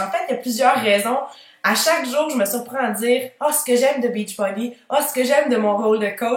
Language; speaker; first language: French; native; French